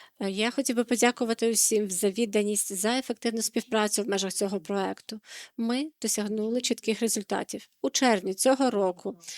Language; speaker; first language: Ukrainian; non-native, fluent; Dutch